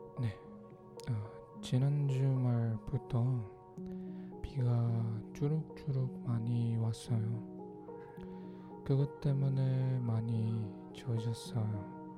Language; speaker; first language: Korean; non-native, learner; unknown